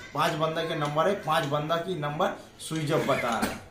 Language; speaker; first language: Hindi; non-native, local second language; Bangla